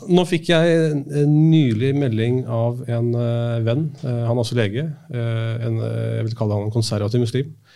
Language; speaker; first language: Norwegian; early bilingual, other home language; Urdu